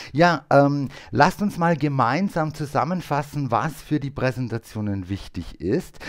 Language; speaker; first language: German; native; German